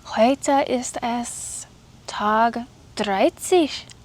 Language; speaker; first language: German; non-native, learner; English